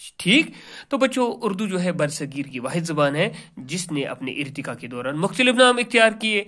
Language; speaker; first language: Urdu; non-native, local second language; Kashmiri